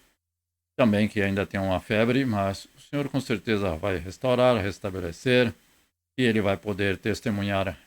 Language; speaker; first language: Portuguese; native; Portuguese